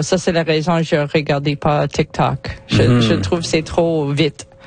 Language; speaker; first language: French; non-native, learner; English